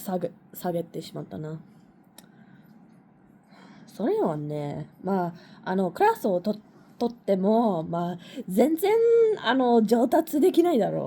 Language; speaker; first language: Japanese; non-native, learner; English